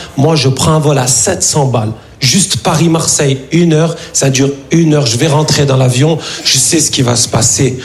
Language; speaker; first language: French; early bilingual, other home language; Arabic